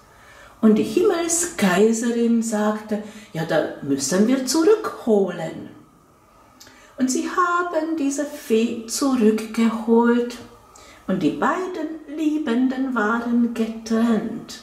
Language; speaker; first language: German; non-native, fluent; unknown